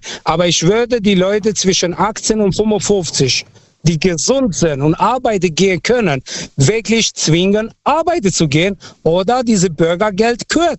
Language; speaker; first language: German; non-native, fluent; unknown